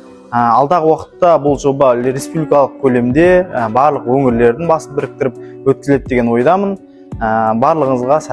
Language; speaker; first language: Kazakh; native; Kazakh